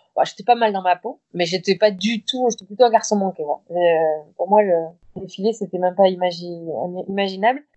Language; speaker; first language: French; native; French